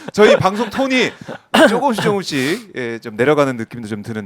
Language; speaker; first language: Korean; native; Korean